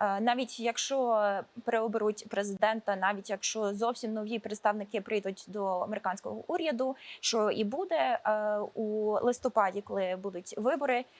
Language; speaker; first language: Ukrainian; early bilingual, heritage; Ukrainian